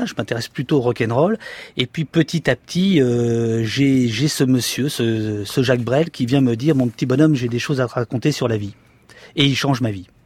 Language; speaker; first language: French; native; French